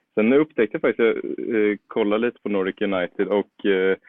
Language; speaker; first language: Swedish; native; Swedish